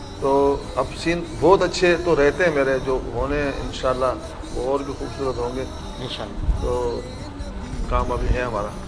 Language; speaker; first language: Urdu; non-native, local second language; Pashto